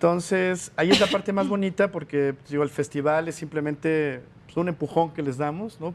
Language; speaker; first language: Spanish; native; Spanish